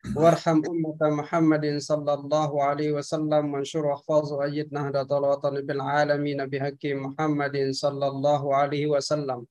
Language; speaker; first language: Arabic; non-native, fluent; Malay